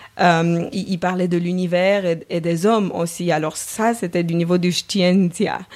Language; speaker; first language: French; non-native, fluent; Romanian